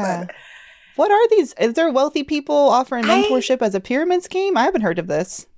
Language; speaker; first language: English; native; English